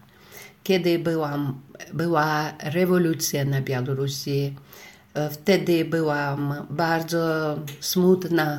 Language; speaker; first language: Polish; non-native, learner; Russian